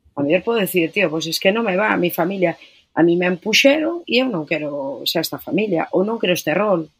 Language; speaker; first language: Galician; non-native, local second language; Spanish